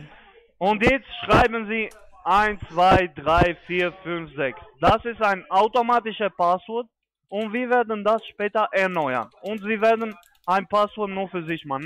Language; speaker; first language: German; non-native, fluent; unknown